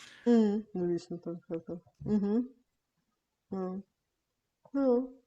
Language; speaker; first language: Ukrainian; non-native, learner; Bulgarian